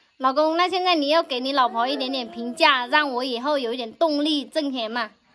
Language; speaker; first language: Chinese; non-native, fluent; Vietnamese